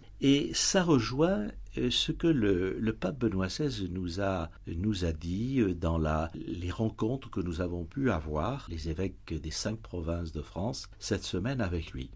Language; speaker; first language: French; native; French